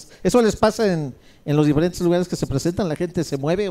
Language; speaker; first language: Spanish; native; Spanish